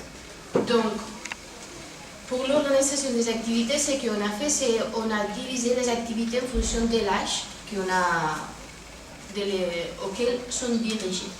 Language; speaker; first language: French; non-native, fluent; Spanish